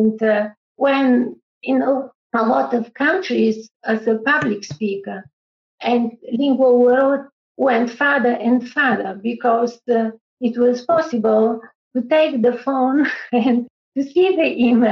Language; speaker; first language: English; non-native, fluent; Bulgarian